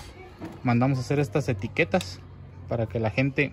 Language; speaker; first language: Spanish; native; Spanish